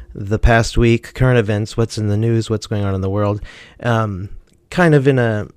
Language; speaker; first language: English; native; English